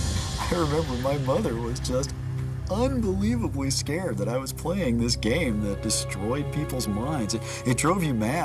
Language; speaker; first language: English; native; English